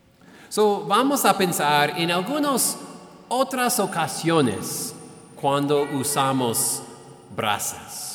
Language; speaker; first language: Spanish; non-native, fluent; English